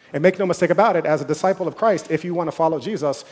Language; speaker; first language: English; native; English